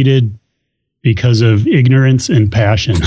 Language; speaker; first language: English; native; English